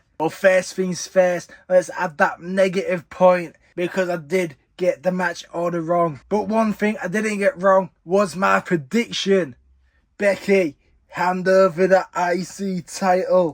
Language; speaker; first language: English; native; English